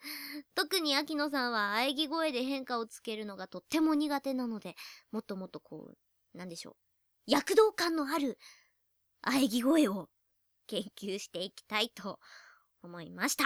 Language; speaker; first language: Japanese; native; Japanese